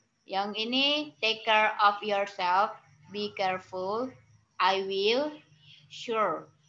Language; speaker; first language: English; non-native, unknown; Indonesian